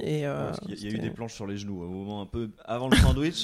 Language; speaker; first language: French; native; French